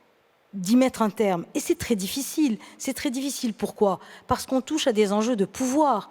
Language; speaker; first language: French; native; French